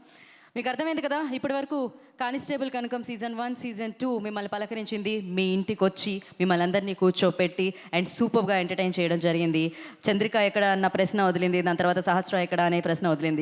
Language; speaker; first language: Telugu; native; Telugu